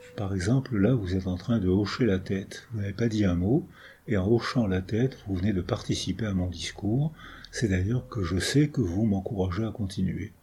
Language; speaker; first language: French; native; French